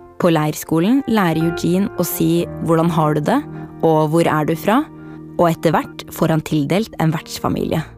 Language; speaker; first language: Norwegian; native; Norwegian